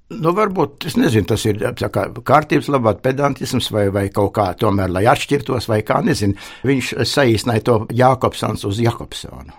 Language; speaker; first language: Latvian; native; Latvian